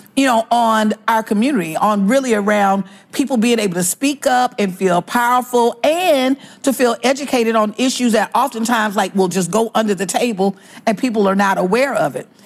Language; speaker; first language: English; native; English